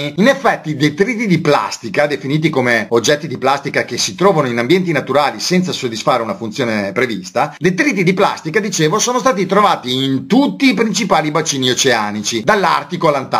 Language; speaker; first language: Italian; native; Italian